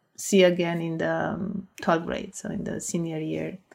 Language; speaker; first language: English; non-native, fluent; Romanian